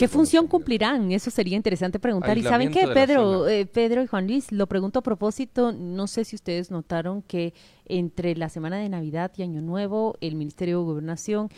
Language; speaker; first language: Spanish; native; Spanish